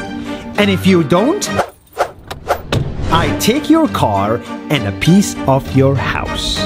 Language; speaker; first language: English; non-native, fluent; Arabic